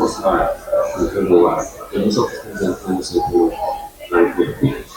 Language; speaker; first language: Spanish; non-native, learner; English